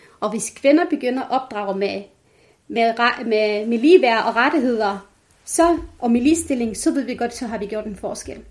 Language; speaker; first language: Danish; non-native, fluent; Arabic